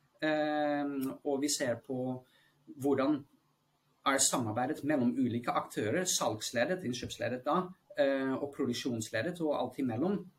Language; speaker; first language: Norwegian; non-native, fluent; Dutch